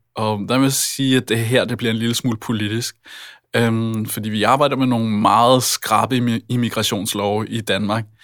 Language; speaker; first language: Danish; native; Danish